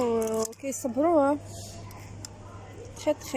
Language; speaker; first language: French; non-native, local second language; Arabic